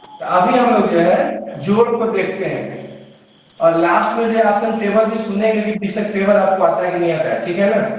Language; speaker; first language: Hindi; native; Hindi